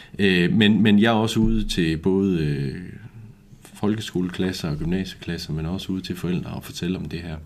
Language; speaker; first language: Danish; native; Danish